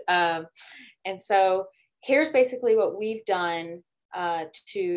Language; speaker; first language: English; native; English